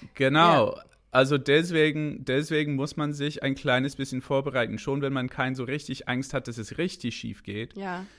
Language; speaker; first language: German; non-native, fluent; English